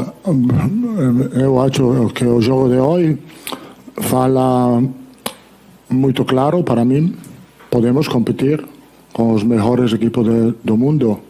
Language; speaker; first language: Portuguese; non-native, learner; Italian